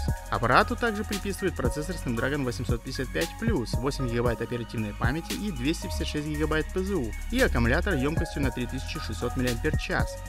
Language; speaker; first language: Russian; native; Russian